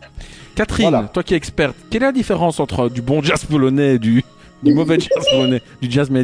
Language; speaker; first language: French; native; French